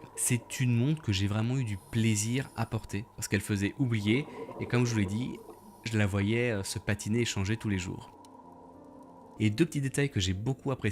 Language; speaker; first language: French; native; French